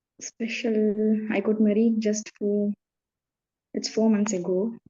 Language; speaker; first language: English; non-native, learner; Tamil